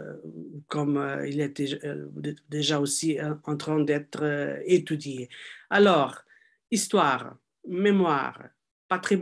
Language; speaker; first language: French; non-native, fluent; Portuguese